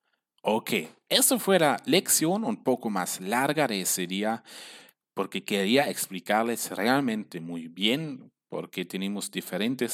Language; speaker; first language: Spanish; non-native, fluent; German